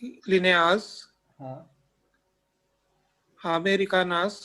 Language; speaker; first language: Spanish; non-native, learner; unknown